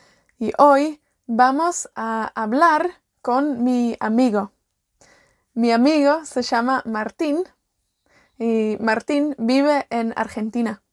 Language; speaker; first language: Spanish; non-native, fluent; Welsh